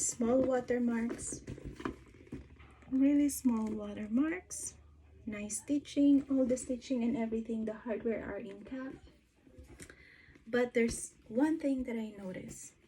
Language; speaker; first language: English; non-native, fluent; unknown